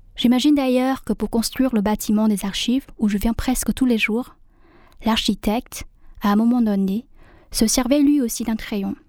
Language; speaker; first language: French; non-native, fluent; Vietnamese